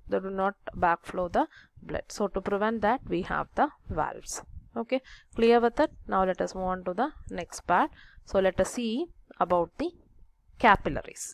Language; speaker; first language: English; non-native, local second language; Malayalam